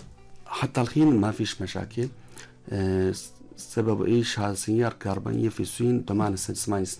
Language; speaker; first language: Arabic; non-native, learner; Chinese